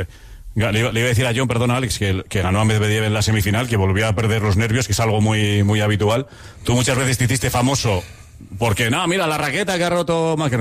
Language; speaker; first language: Spanish; native; Spanish